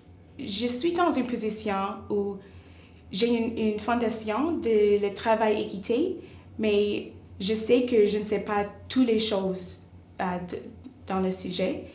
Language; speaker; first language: French; non-native, local second language; English